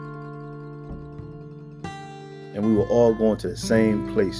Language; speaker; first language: English; native; English